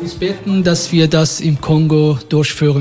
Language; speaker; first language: German; non-native, fluent; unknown